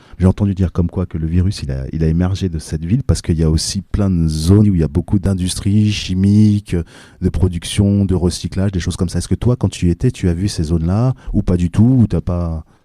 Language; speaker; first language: French; native; French